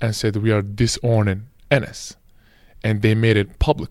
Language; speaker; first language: English; non-native, fluent; Turkish